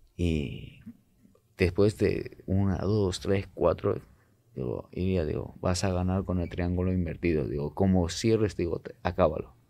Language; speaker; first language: Spanish; non-native, fluent; Georgian